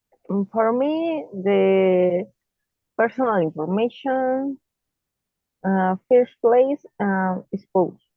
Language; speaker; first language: English; non-native, learner; Spanish